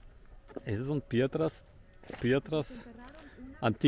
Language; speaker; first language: Spanish; non-native, fluent; German